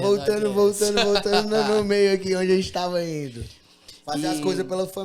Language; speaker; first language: Portuguese; native; Portuguese